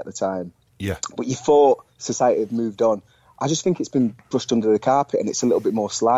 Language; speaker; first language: English; native; English